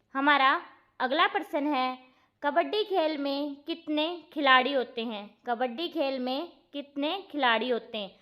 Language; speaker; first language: Hindi; native; Hindi